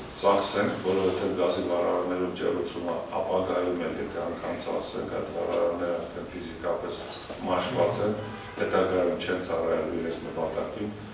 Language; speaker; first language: Armenian; native; Armenian